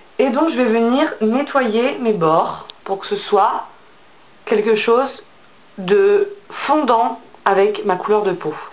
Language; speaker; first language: French; native; French